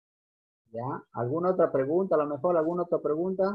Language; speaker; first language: Spanish; native; Spanish